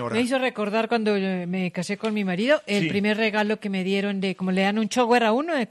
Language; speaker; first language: Spanish; native; Spanish